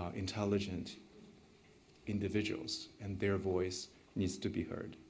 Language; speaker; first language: English; non-native, fluent; Chinese